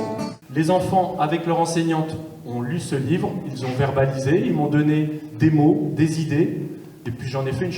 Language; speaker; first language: French; native; French